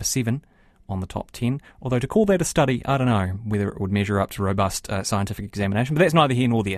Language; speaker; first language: English; native; English